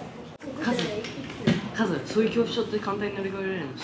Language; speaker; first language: Japanese; early bilingual, heritage; Japanese